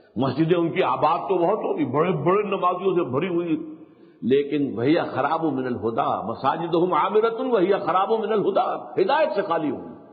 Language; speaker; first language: Urdu; native; Urdu